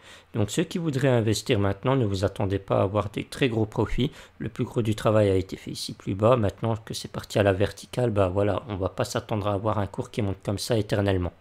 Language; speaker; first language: French; native; French